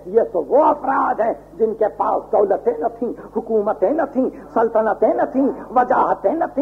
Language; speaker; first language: Urdu; native; Urdu